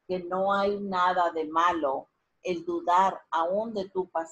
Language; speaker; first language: Spanish; native; Spanish